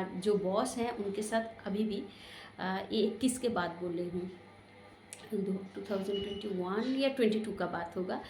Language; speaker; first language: Hindi; non-native, local second language; Bangla